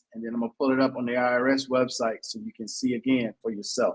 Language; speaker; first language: English; native; English